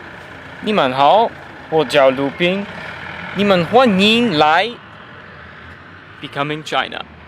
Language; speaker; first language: Chinese; non-native, learner; English